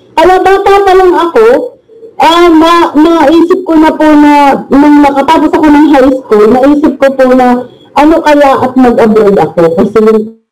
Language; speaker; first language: Filipino; native; Filipino